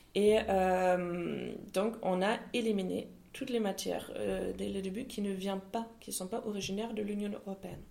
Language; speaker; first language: French; non-native, fluent; German